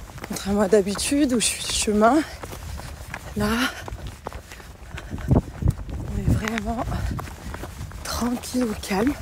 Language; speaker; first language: French; native; French